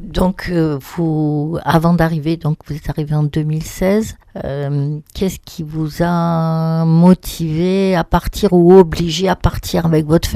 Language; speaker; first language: French; native; French